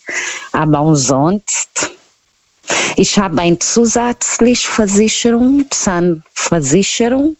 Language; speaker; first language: German; non-native, learner; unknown